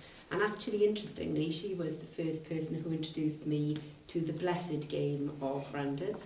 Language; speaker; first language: English; native; English